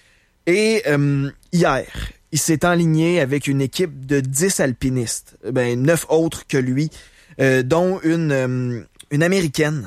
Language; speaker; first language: French; native; French